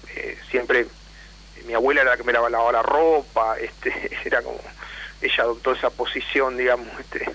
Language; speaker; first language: Spanish; native; Spanish